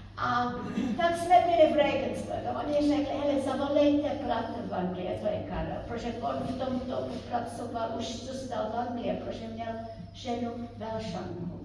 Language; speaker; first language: Czech; early bilingual, heritage; Czech